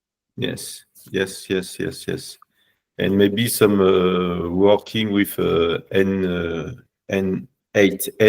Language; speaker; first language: English; non-native, learner; French